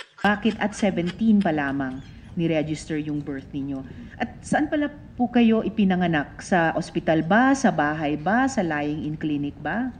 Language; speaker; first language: Filipino; native; Filipino